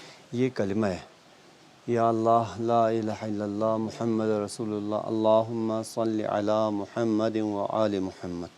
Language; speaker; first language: Hindi; non-native, local second language; Balti